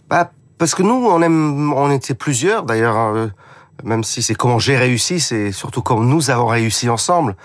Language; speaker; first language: French; non-native, fluent; English